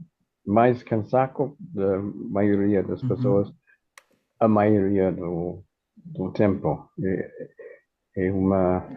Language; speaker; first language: Portuguese; non-native, fluent; Italian